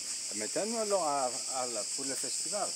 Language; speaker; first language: French; non-native, fluent; Italian